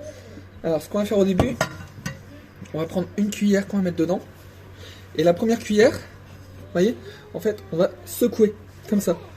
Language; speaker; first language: French; native; French